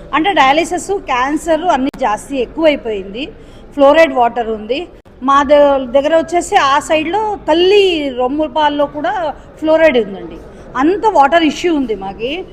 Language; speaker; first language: Telugu; native; Telugu